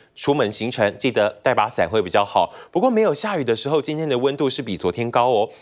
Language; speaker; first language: Chinese; native; Chinese